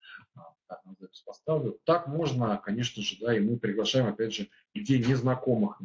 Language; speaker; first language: Russian; native; Russian